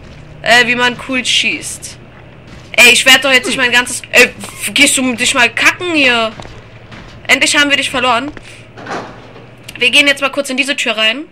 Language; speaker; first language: German; native; German